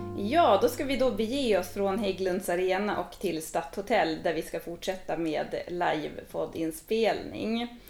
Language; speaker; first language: Swedish; native; Swedish